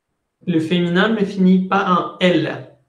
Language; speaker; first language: French; non-native, fluent; Spanish